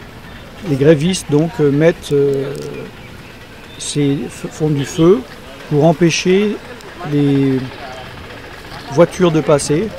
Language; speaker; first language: French; native; French